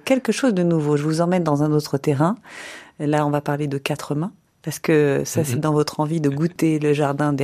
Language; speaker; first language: French; native; French